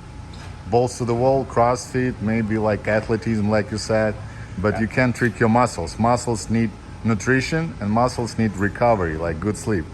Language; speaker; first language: English; non-native, fluent; Ukrainian